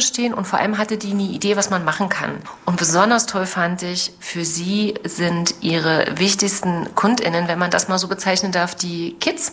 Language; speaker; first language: German; native; German